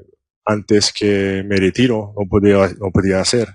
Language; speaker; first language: Spanish; non-native, learner; English